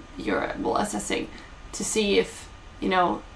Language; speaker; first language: English; non-native, fluent; Swedish